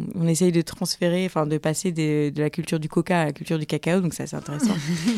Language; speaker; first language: French; native; French